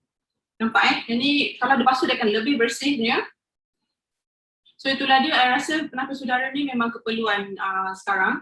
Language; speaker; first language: Malay; native; Malay